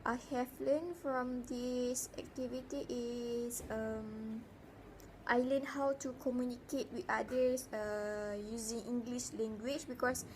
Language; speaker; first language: English; non-native, learner; Malay